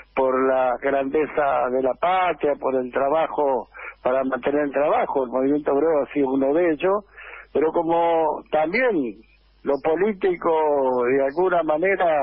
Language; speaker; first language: Spanish; native; Spanish